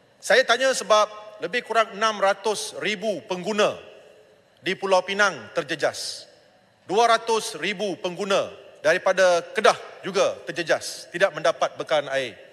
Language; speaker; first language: Malay; non-native, local second language; Tamil